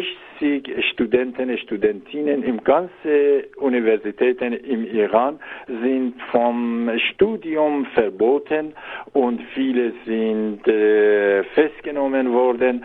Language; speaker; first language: German; non-native, learner; Persian